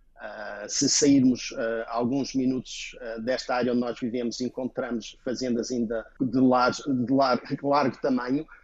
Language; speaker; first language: Portuguese; native; Portuguese